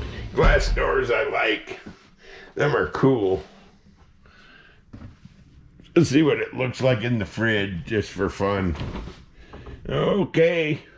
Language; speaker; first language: English; native; English